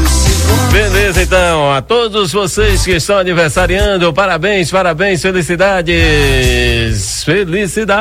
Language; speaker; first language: Portuguese; native; Portuguese